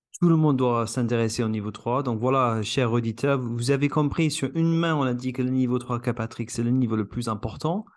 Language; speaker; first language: French; non-native, fluent; English